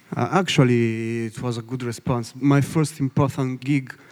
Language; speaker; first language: English; non-native, learner; Italian